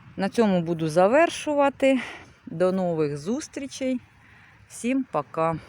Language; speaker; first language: Ukrainian; non-native, local second language; Russian